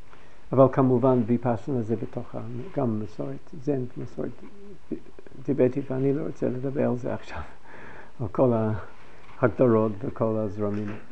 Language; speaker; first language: Hebrew; non-native, fluent; English